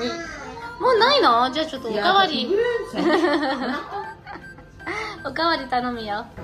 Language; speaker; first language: French; native; French